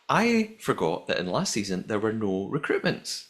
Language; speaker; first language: English; native; English